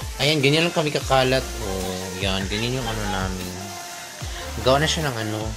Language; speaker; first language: Filipino; non-native, local second language; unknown